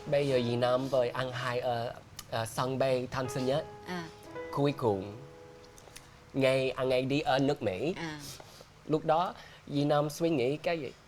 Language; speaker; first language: Vietnamese; early bilingual, heritage; English